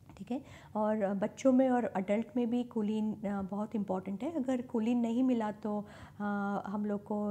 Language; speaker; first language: Hindi; non-native, local second language; Marathi